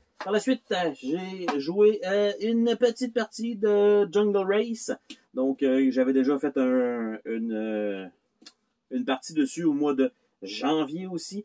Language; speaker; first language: French; native; French